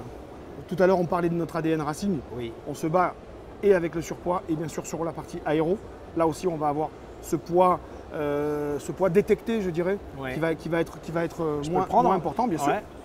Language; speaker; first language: French; native; French